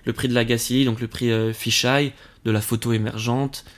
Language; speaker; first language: French; native; French